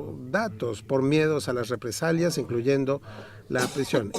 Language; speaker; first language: Spanish; native; Spanish